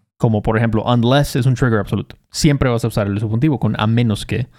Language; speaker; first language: Spanish; native; Spanish